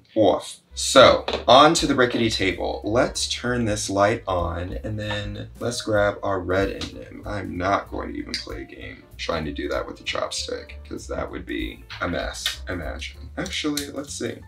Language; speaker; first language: English; native; English